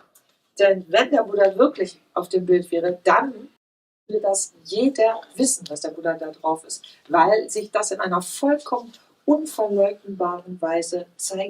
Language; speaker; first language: German; native; German